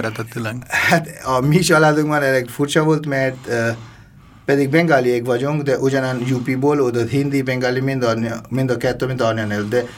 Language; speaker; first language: Hungarian; non-native, fluent; Bangla